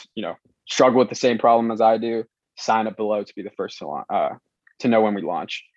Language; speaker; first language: English; non-native, local second language; Cantonese